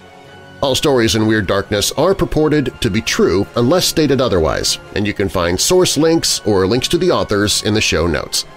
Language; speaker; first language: English; native; English